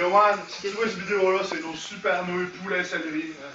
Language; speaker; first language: French; native; French